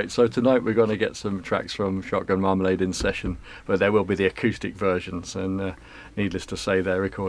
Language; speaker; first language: English; native; English